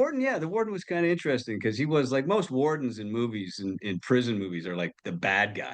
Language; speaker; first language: English; native; English